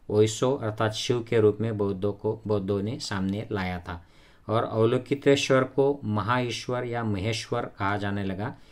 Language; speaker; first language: Hindi; non-native, local second language; Marathi